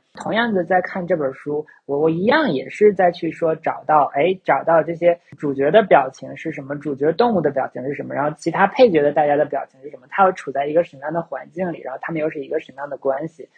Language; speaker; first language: Chinese; native; Chinese